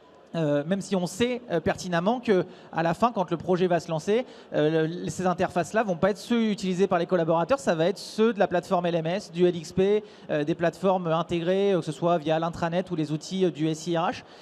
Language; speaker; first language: French; native; French